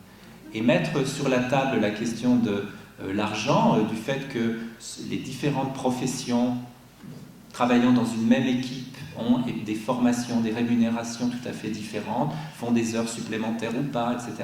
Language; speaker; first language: French; native; French